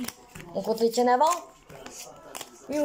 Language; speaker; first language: French; native; French